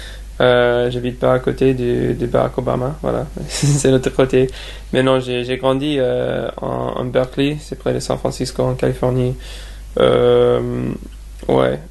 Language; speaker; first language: French; non-native, fluent; English